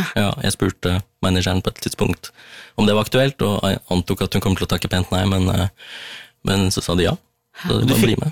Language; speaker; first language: Norwegian; early bilingual, other home language; Tamil